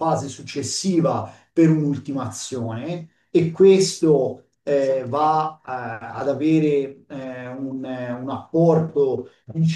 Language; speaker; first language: Italian; native; Italian